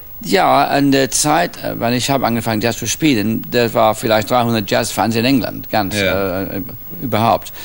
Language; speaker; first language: German; non-native, fluent; English